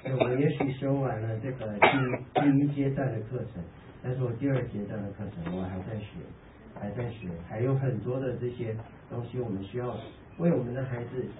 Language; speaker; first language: Chinese; early bilingual, heritage; Chinese